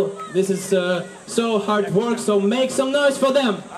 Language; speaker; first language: English; non-native, learner; Ukrainian